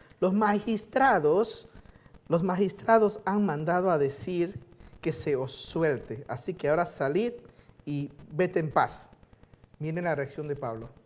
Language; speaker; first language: Spanish; early bilingual, other home language; Chinese